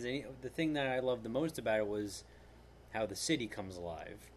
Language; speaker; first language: English; native; English